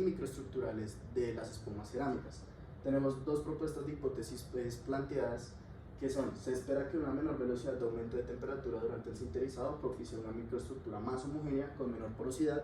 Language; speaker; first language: Spanish; native; Spanish